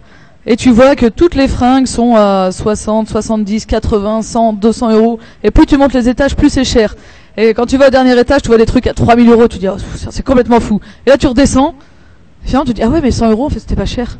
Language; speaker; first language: French; native; French